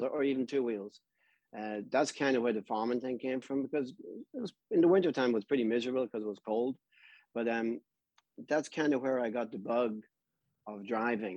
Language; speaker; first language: English; native; English